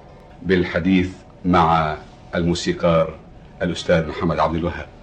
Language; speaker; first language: Arabic; native; Arabic